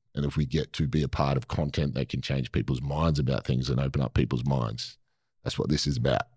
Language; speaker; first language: English; native; English